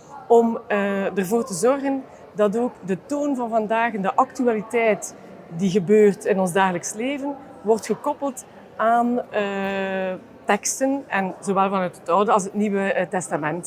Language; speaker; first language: Dutch; native; Dutch